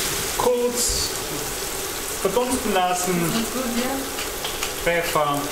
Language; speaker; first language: German; native; German